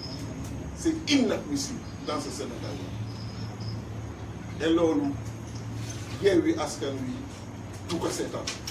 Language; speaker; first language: French; non-native, local second language; Wolof